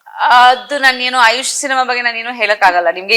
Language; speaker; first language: Kannada; non-native, fluent; Bangla